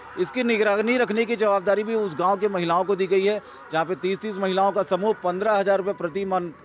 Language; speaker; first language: Hindi; native; Hindi